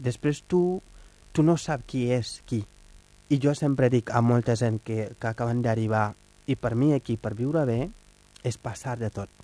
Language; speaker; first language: Catalan; non-native, fluent; Wolof